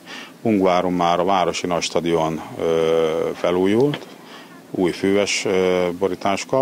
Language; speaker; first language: Hungarian; native; Hungarian